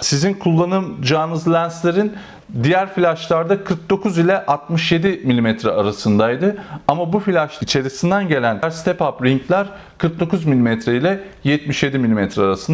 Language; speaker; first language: Turkish; native; Turkish